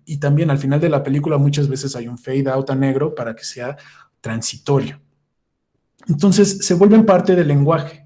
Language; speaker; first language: Spanish; native; Spanish